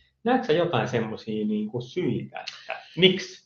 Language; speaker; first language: Finnish; native; Finnish